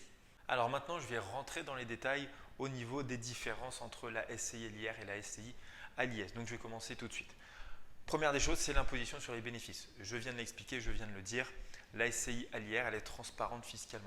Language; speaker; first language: French; native; French